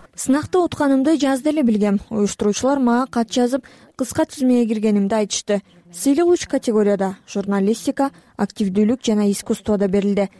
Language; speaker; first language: Kyrgyz; non-native, local second language; Russian